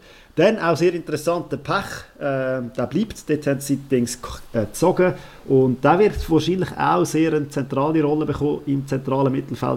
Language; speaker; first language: German; native; German